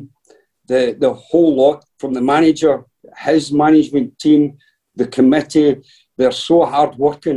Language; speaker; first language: English; native; English